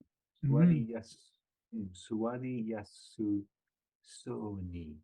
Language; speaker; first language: Japanese; non-native, learner; English